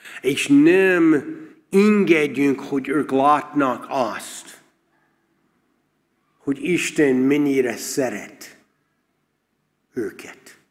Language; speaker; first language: Hungarian; non-native, learner; English